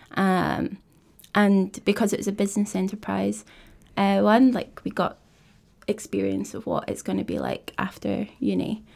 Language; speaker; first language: English; native; English